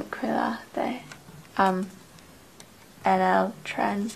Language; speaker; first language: Spanish; non-native, learner; English